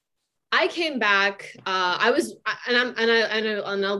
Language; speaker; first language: English; native; English